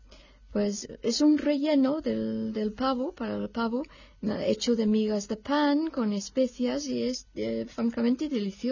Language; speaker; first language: Spanish; non-native, fluent; English